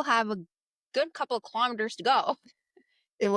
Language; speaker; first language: English; native; English